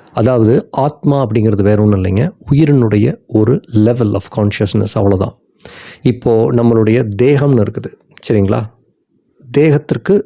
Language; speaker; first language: Tamil; native; Tamil